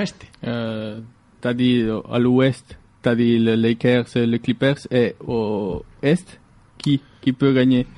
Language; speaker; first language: French; non-native, learner; Galician